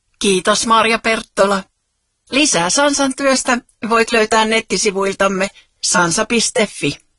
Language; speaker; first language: Finnish; native; Finnish